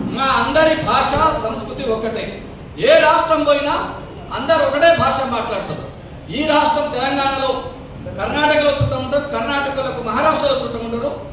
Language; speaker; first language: Telugu; non-native, local second language; Lambadi